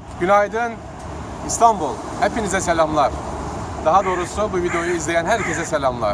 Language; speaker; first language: Turkish; native; Turkish